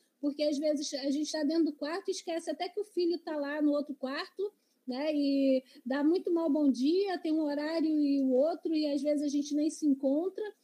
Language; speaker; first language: Portuguese; native; Portuguese